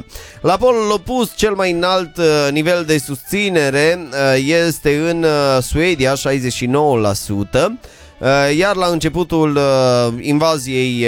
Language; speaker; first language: Romanian; native; Romanian